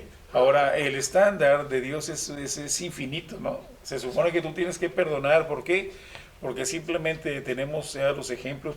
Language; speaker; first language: Spanish; native; Spanish